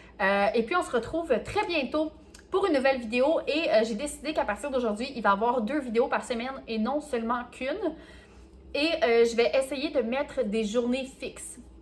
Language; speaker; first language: French; native; French